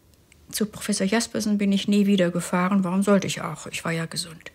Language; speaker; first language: German; native; German